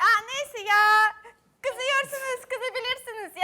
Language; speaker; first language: Turkish; non-native, learner; Russian